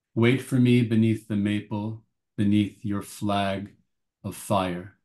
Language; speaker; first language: English; native; English